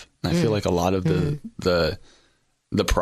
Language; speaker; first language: English; native; English